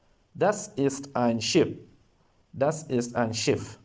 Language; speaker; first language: German; non-native, fluent; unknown